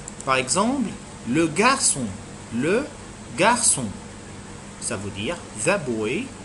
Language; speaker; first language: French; non-native, fluent; Arabic